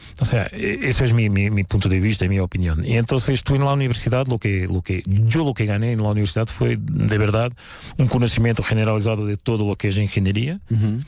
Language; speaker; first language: Spanish; non-native, fluent; Portuguese